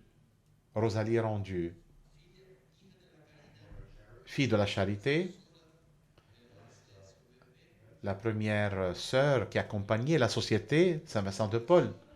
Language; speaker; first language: French; non-native, fluent; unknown